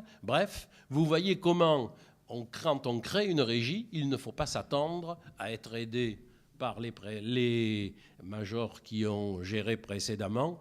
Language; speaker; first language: French; native; French